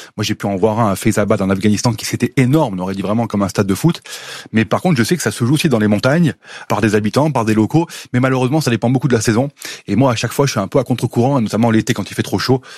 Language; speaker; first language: French; native; French